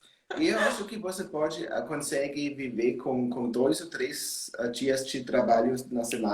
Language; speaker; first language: Portuguese; non-native, learner; German